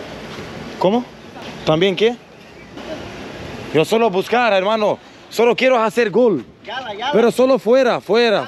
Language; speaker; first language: Spanish; non-native, learner; Swedish